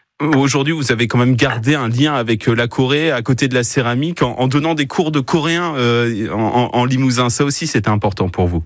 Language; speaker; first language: French; native; French